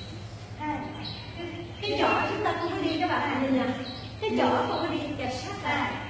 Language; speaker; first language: Vietnamese; native; Vietnamese